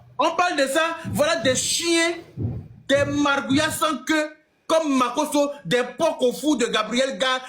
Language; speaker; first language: French; native; French